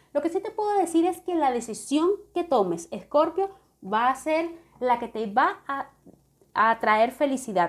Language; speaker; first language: Spanish; native; Spanish